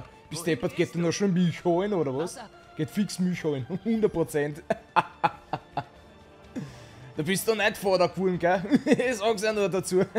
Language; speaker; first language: German; native; German